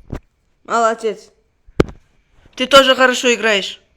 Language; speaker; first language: Russian; non-native, local second language; Uzbek